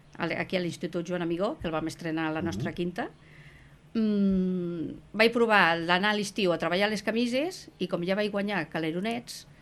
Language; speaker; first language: Catalan; non-native, local second language; Spanish